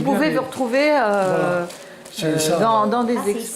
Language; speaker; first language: French; native; French